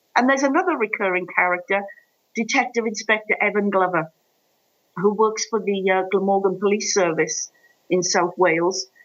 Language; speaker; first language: English; native; English